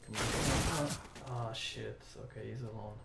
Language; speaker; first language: English; non-native, learner; Portuguese